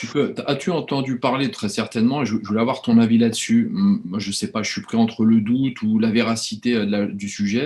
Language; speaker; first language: French; native; French